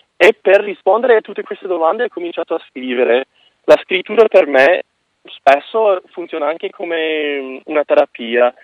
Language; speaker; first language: Italian; non-native, fluent; English